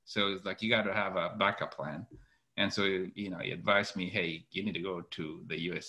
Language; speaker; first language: English; non-native, local second language; Kalenjin